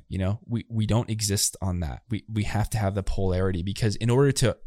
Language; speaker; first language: English; native; English